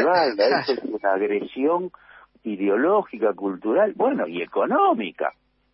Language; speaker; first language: Spanish; native; Spanish